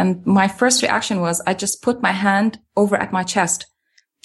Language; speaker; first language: English; non-native, fluent; Arabic